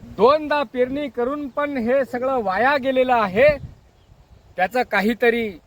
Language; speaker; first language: Marathi; non-native, local second language; Lambadi